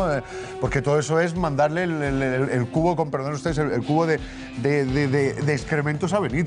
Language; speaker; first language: Spanish; native; Spanish